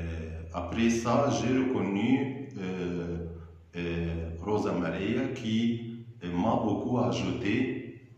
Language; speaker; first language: French; non-native, fluent; Arabic